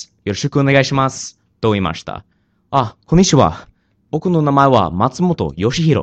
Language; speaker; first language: Japanese; non-native, learner; English